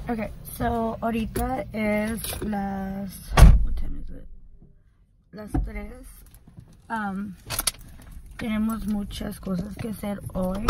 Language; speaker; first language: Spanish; early bilingual, other home language; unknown